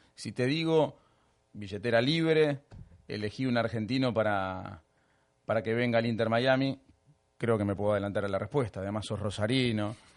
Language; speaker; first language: Spanish; native; Spanish